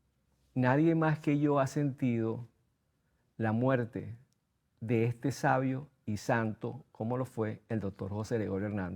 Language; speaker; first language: Spanish; native; Spanish